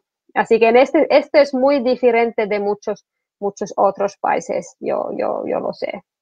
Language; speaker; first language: Spanish; non-native, fluent; Finnish